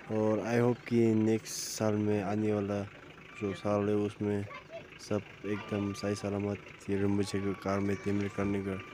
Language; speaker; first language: Hindi; non-native, local second language; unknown